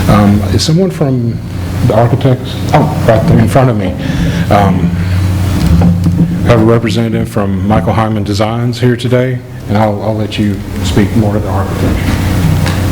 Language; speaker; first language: English; native; English